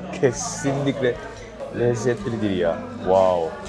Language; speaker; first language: Turkish; non-native, fluent; Japanese